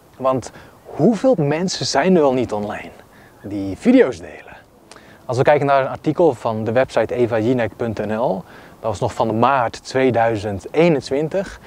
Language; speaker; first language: Dutch; early bilingual, other home language; Bosnian